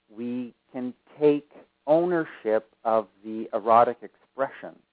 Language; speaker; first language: English; native; English